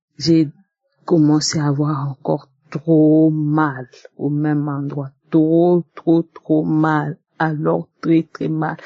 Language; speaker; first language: French; non-native, local second language; Lingala